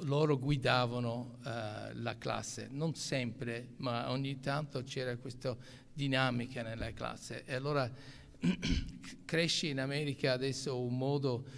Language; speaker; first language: Italian; non-native, local second language; English